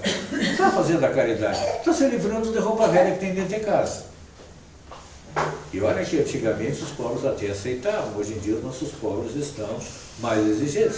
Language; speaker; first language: Portuguese; native; Portuguese